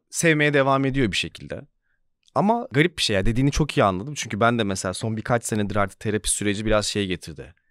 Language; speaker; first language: Turkish; native; Turkish